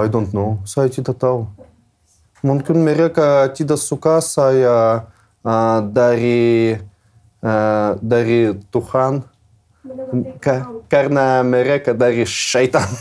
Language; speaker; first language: Indonesian; non-native, learner; Russian